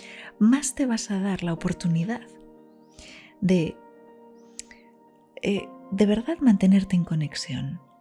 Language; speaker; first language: Spanish; native; Spanish